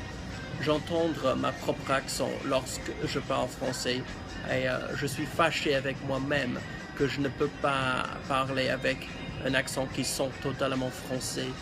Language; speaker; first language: French; non-native, learner; English